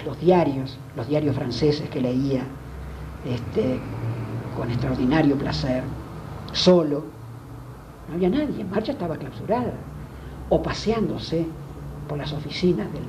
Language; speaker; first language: Spanish; native; Spanish